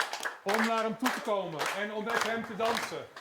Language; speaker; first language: Dutch; non-native, local second language; Papiamento